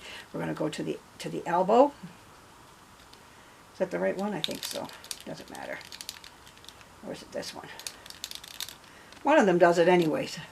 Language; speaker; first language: English; native; English